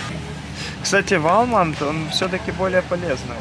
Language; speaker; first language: Russian; native; Russian